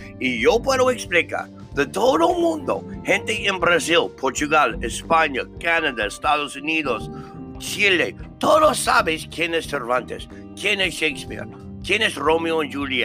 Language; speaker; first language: Spanish; non-native, learner; English